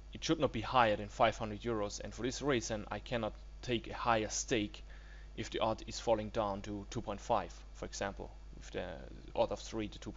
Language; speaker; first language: English; non-native, learner; German